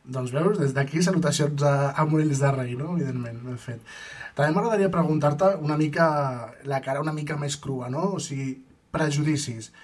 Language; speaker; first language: Catalan; native; Catalan